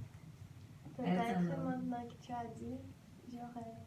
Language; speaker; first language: French; non-native, learner; Portuguese